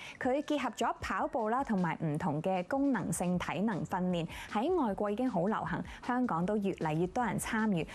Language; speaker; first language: Cantonese; native; Cantonese